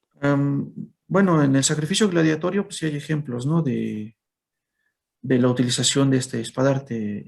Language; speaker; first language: Spanish; native; Spanish